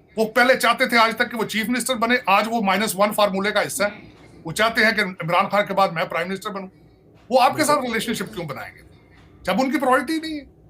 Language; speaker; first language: Urdu; non-native, local second language; Punjabi